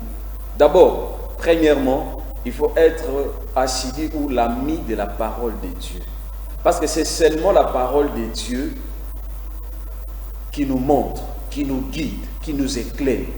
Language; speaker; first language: French; non-native, local second language; Lingala